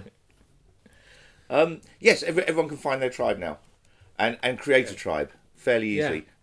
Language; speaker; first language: English; native; English